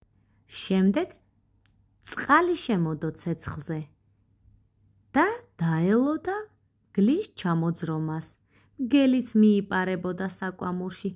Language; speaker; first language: Georgian; native; Georgian